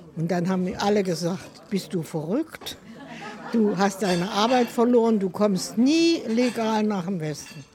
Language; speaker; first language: German; native; German